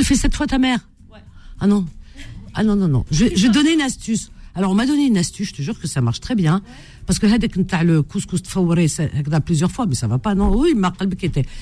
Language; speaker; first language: French; native; French